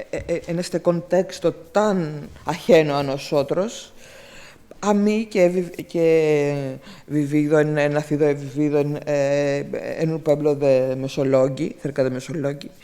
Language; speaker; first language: Spanish; non-native, fluent; Greek